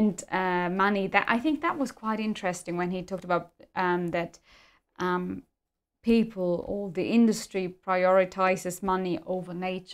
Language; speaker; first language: English; non-native, fluent; German